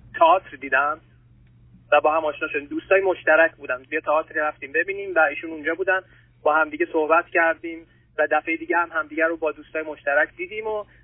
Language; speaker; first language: Persian; early bilingual, other home language; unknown